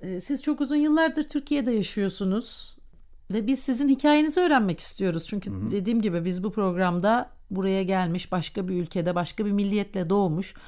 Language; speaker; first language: Turkish; native; Turkish